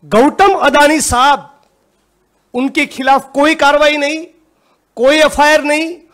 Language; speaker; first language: Hindi; non-native, local second language; Gujarati